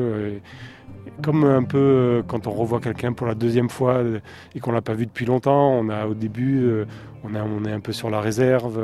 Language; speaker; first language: French; native; French